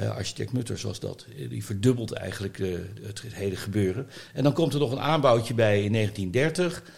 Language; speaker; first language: Dutch; native; Dutch